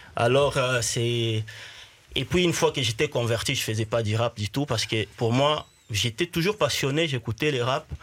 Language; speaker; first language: French; non-native, local second language; Swahili